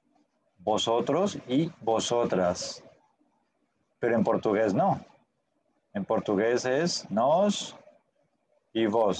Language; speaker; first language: Spanish; native; Spanish